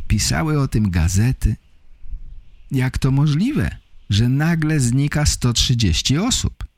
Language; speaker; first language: Polish; native; Polish